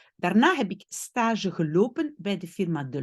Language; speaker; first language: Dutch; non-native, local second language; French